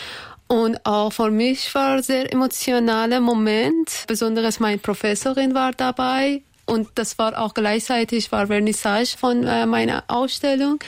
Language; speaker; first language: German; non-native, learner; Persian